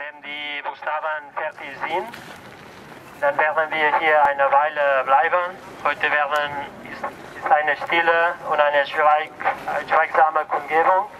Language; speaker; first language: German; non-native, fluent; Catalan